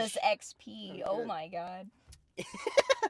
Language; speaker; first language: English; native; English